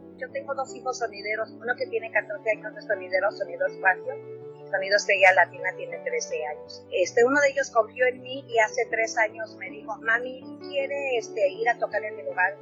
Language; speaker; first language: Spanish; native; Spanish